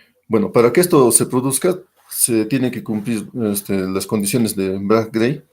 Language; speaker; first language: Spanish; native; Spanish